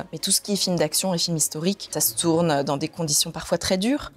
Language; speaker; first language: French; native; French